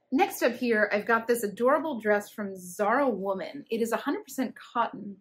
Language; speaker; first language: English; native; English